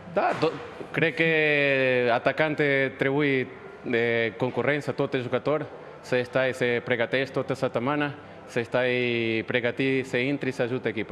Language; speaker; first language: Romanian; non-native, learner; Spanish